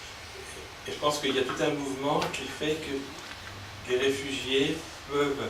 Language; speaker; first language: French; native; French